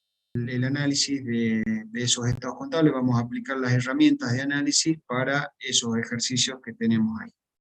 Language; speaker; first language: Spanish; native; Spanish